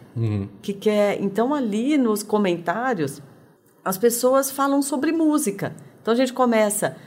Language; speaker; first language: Portuguese; native; Portuguese